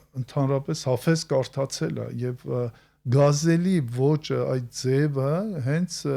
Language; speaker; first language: Armenian; native; Armenian